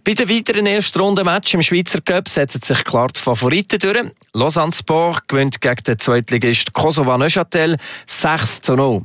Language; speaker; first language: German; native; German